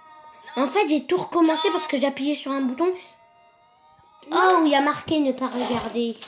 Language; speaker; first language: French; native; French